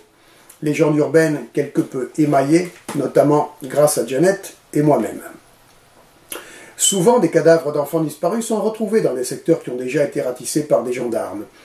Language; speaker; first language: French; native; French